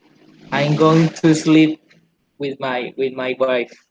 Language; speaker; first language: English; non-native, learner; Spanish